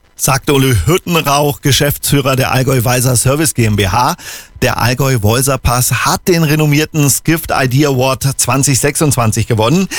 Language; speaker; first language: German; native; German